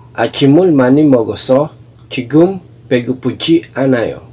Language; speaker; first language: Korean; non-native, fluent; Filipino